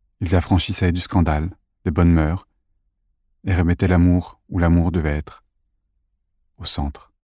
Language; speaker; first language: French; native; French